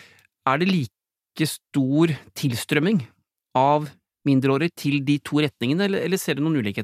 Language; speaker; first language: Norwegian; native; Norwegian